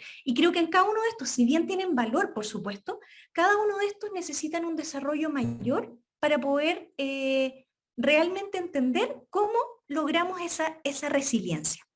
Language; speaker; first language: Spanish; native; Spanish